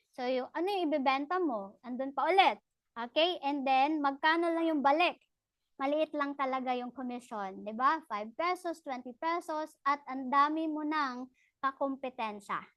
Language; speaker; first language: Filipino; non-native, local second language; Cebuano